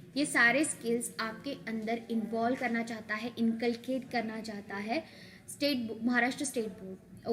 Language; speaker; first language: Hindi; non-native, local second language; Marathi